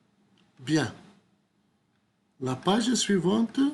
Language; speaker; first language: French; non-native, fluent; Arabic